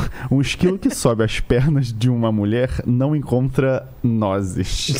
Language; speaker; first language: Portuguese; native; Portuguese